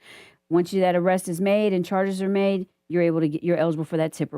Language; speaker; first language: English; native; English